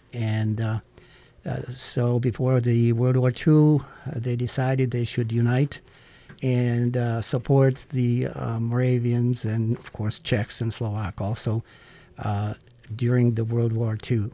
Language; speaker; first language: English; non-native, fluent; Czech